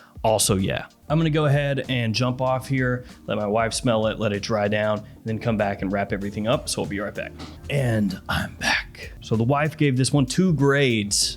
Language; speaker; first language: English; native; English